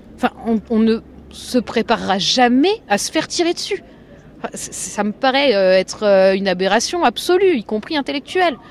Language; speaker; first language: French; native; French